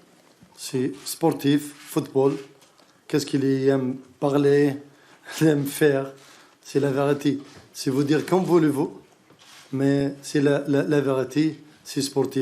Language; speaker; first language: French; non-native, learner; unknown